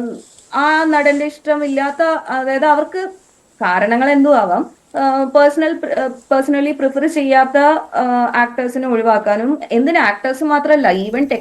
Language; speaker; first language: Malayalam; native; Malayalam